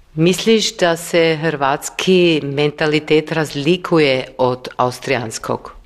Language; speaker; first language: Croatian; native; Croatian